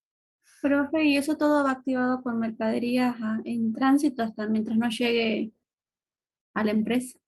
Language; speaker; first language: Spanish; native; Spanish